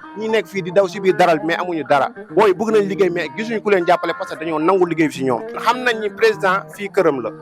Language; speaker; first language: Wolof; non-native, local second language; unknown